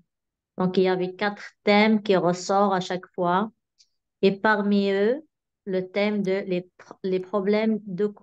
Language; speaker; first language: French; non-native, local second language; Arabic